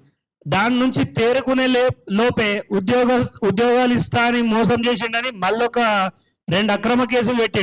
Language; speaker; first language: Telugu; native; Telugu